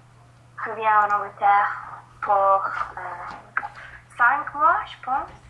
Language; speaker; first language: French; non-native, learner; English